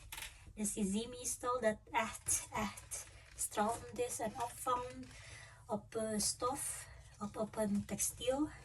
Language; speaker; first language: Dutch; non-native, fluent; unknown